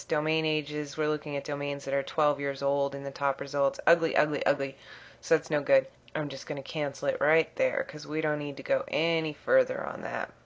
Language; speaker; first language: English; native; English